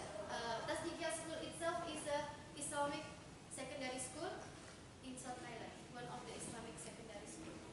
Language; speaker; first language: English; non-native, fluent; Indonesian